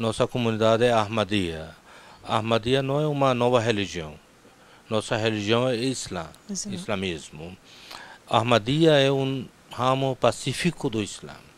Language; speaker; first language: Portuguese; non-native, fluent; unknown